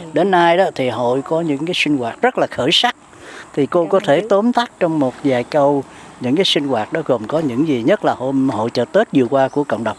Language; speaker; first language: Vietnamese; native; Vietnamese